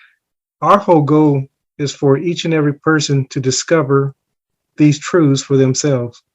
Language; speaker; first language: English; native; English